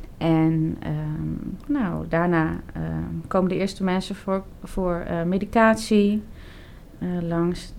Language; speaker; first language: Dutch; native; Dutch